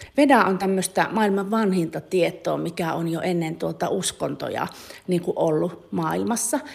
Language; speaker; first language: Finnish; native; Finnish